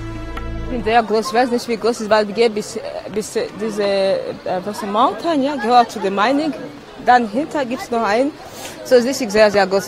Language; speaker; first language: German; non-native, learner; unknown